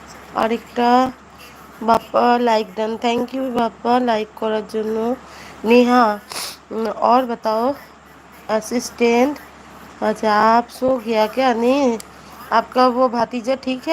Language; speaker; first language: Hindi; non-native, local second language; Bangla